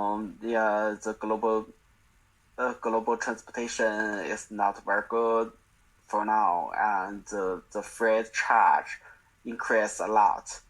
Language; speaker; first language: English; non-native, learner; Chinese